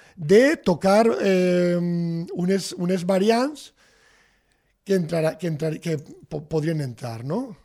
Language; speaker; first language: Catalan; native; Catalan